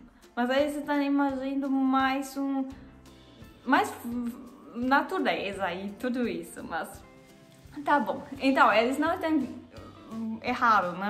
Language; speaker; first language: Portuguese; non-native, learner; German